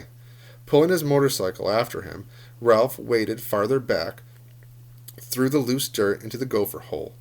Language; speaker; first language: English; native; English